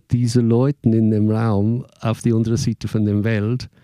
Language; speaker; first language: German; non-native, fluent; English